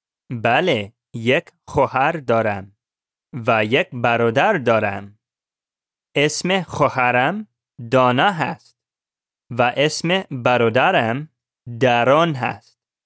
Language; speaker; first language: Persian; non-native, learner; English